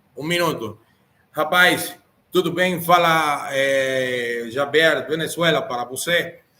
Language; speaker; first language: Portuguese; non-native, learner; Spanish